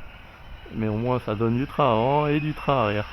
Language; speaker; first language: French; native; French